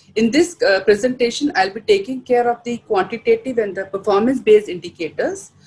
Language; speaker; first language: English; non-native, local second language; Hindi